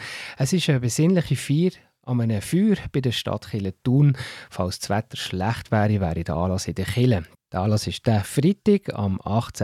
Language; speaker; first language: German; native; German